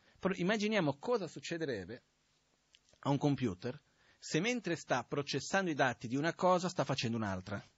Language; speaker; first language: Italian; non-native, fluent; Portuguese